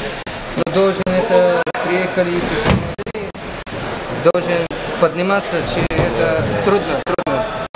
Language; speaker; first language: Russian; non-native, learner; Bulgarian